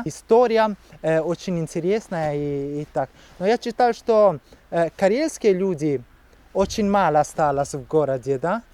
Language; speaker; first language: Russian; non-native, learner; Italian